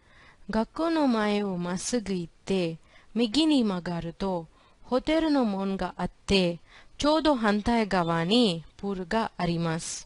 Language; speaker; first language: Japanese; non-native, fluent; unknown